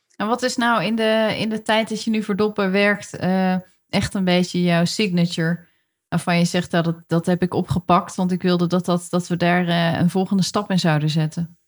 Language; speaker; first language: Dutch; native; Dutch